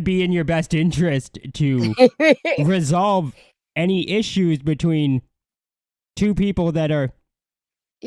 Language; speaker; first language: English; native; English